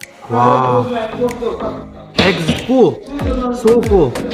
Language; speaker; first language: English; non-native, fluent; Korean